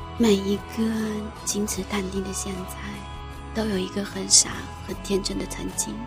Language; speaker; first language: Chinese; native; Chinese